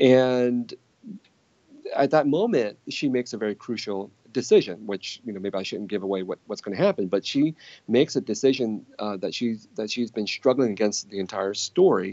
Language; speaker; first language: English; native; English